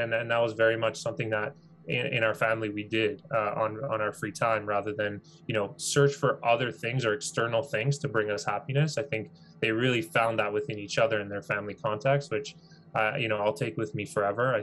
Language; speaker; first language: English; native; English